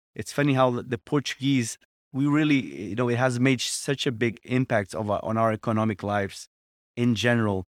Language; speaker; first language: English; non-native, fluent; Portuguese